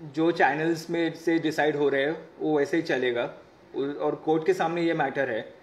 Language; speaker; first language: Hindi; non-native, local second language; Marathi